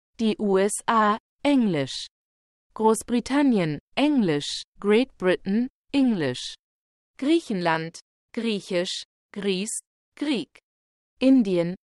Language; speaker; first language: German; non-native, fluent; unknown